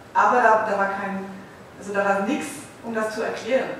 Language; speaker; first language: German; non-native, fluent; Dutch